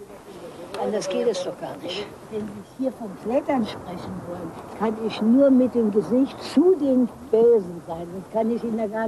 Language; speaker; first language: German; native; German